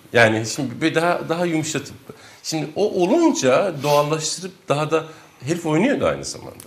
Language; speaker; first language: Turkish; non-native, local second language; Kurdish